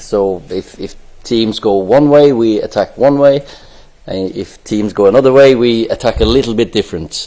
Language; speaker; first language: English; non-native, fluent; Norwegian